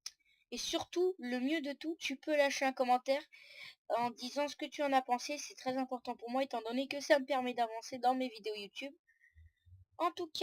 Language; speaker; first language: French; native; French